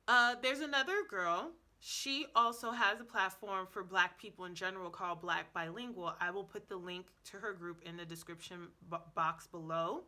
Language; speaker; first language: English; native; English